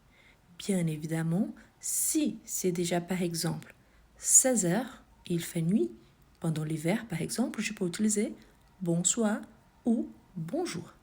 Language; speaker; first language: French; non-native, fluent; Portuguese